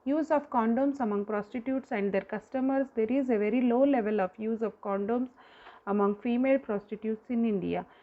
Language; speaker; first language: English; non-native, local second language; Kannada